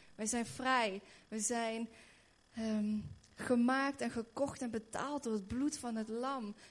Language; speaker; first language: Dutch; native; Dutch